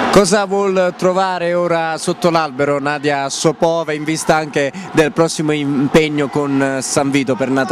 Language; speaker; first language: Italian; native; Italian